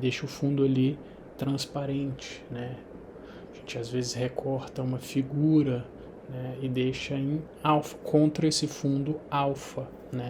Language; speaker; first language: Portuguese; native; Portuguese